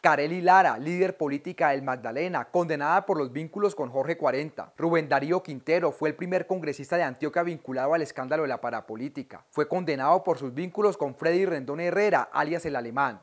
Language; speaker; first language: Spanish; native; Spanish